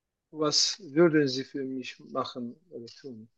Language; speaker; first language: German; non-native, learner; Turkish